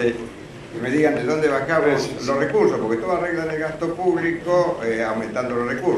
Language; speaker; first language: Spanish; native; Spanish